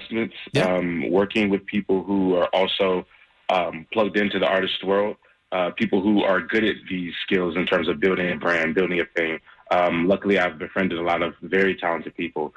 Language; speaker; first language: English; native; English